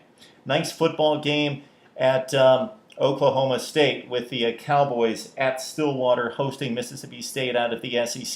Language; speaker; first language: English; native; English